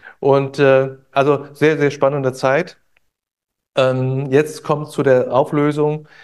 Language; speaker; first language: German; non-native, fluent; Chinese